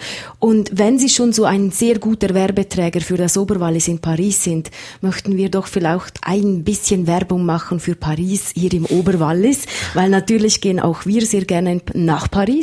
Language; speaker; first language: German; native; German